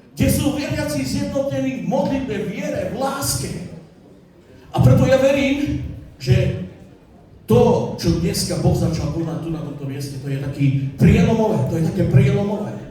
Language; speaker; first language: Slovak; non-native, local second language; Romany